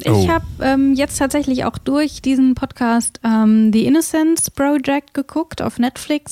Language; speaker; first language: German; native; German